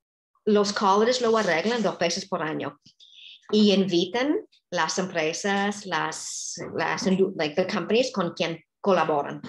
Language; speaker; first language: Spanish; non-native, fluent; English